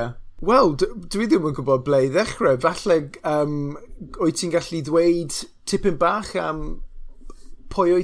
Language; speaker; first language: Welsh; non-native, local second language; English